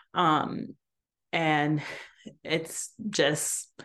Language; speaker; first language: English; native; English